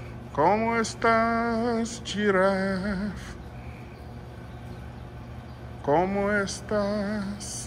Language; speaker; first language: Spanish; non-native, learner; English